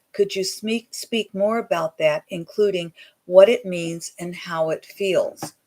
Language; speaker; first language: English; native; English